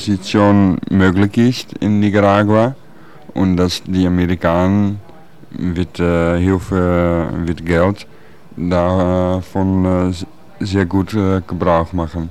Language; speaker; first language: German; non-native, learner; Dutch